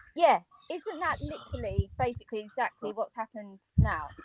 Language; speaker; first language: English; non-native, fluent; Bulgarian